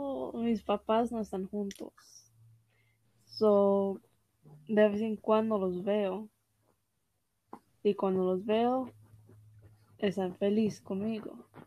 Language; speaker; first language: Spanish; early bilingual, heritage; Spanish